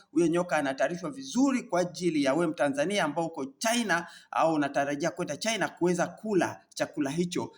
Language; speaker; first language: Swahili; native; Swahili